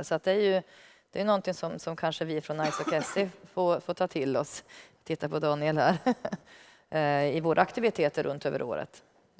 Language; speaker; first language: Swedish; native; Swedish